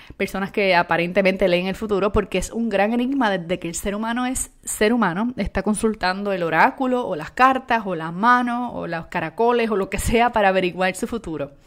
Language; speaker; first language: Spanish; native; Spanish